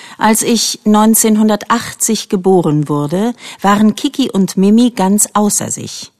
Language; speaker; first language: German; native; German